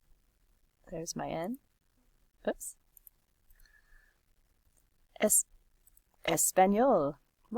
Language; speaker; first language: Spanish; non-native, fluent; English